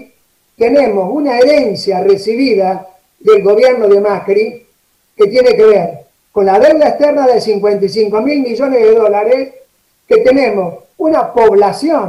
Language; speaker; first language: Spanish; native; Spanish